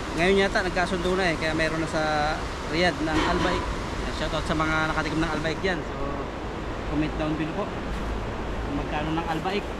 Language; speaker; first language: Filipino; native; Filipino